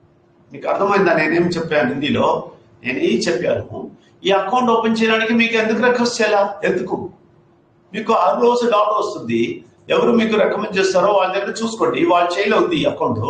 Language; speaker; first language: Telugu; non-native, fluent; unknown